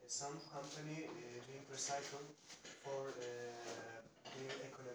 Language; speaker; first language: English; non-native, learner; Turkish